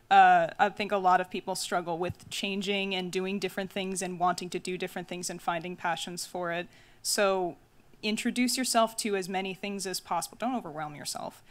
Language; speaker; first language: English; native; English